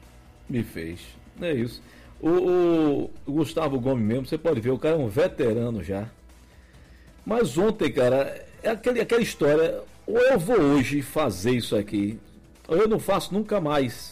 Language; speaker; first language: Portuguese; native; Portuguese